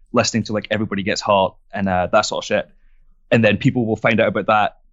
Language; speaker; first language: English; non-native, fluent; French